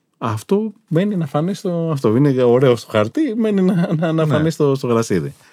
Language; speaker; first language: Greek; native; Greek